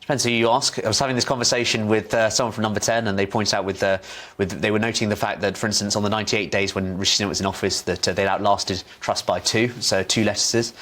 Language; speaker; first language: English; native; English